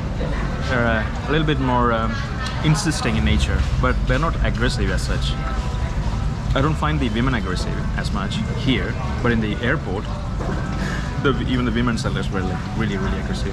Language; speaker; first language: English; non-native, local second language; Malayalam